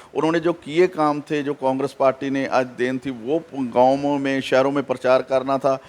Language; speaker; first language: Hindi; non-native, local second language; Punjabi